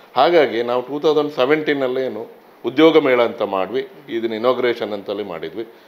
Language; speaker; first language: Kannada; native; Kannada